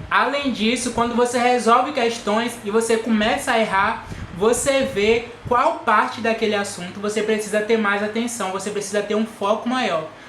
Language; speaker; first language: Portuguese; native; Portuguese